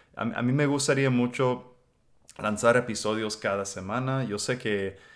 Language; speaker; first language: Spanish; non-native, fluent; English